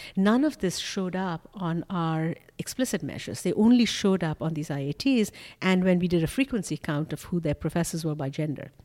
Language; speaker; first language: English; non-native, local second language; Bangla